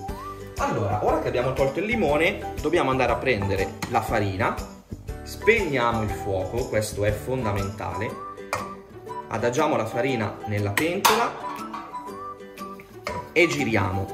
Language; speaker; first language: Italian; native; Italian